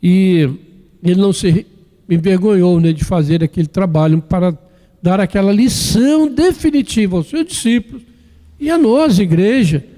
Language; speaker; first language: Portuguese; native; Portuguese